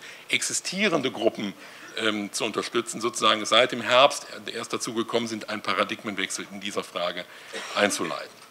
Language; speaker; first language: German; native; German